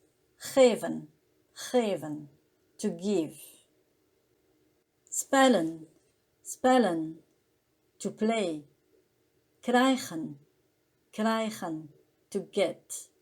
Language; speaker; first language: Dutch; non-native, learner; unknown